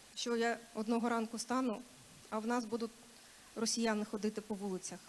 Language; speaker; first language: Ukrainian; non-native, local second language; Russian